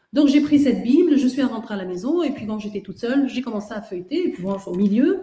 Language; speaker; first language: French; native; French